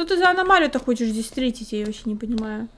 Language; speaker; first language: Russian; native; Russian